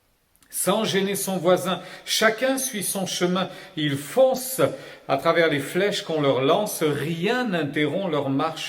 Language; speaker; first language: French; native; French